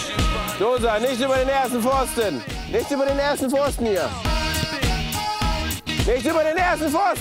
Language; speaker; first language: German; native; German